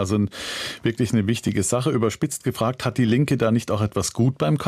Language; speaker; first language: German; native; German